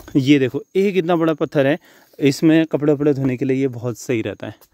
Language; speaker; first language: Hindi; native; Hindi